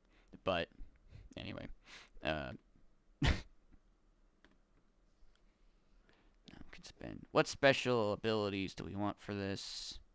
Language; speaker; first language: English; native; English